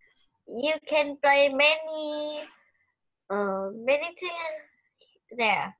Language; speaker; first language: English; non-native, learner; Vietnamese